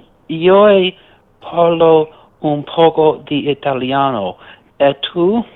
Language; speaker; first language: Spanish; non-native, learner; English